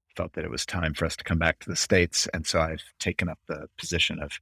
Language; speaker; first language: English; native; English